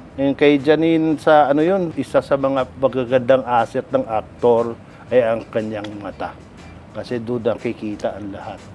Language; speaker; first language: Filipino; non-native, local second language; Hiligaynon